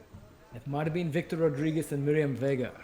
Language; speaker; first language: English; native; English